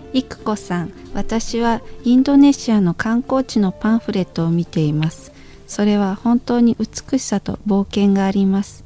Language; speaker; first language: Japanese; non-native, fluent; Indonesian